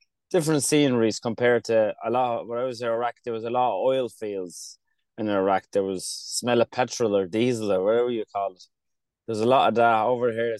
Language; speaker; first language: English; early bilingual, other home language; Kurdish